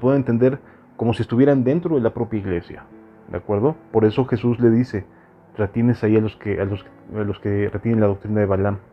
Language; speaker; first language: Spanish; native; Spanish